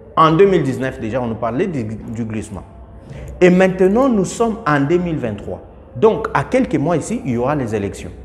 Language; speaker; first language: French; non-native, local second language; Lingala